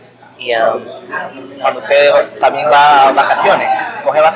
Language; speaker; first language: Spanish; early bilingual, heritage; English